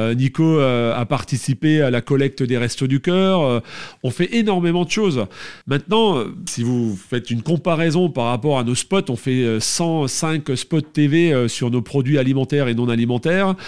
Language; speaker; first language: French; native; French